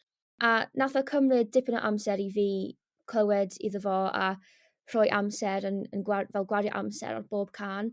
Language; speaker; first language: Welsh; non-native, local second language; English